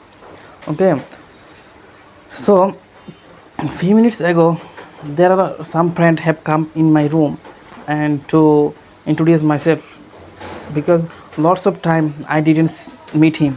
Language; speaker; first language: English; non-native, learner; Bangla